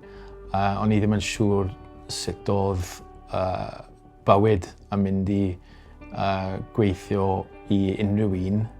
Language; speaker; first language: Welsh; non-native, local second language; English